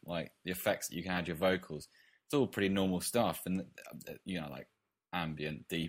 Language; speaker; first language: English; native; English